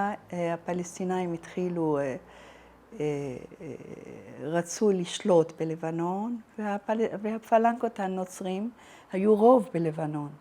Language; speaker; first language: Hebrew; non-native, fluent; Arabic